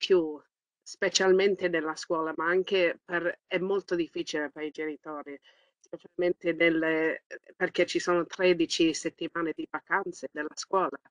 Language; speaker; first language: Italian; early bilingual, heritage; English